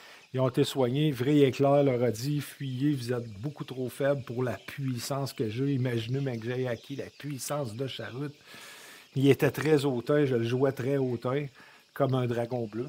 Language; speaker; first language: French; native; French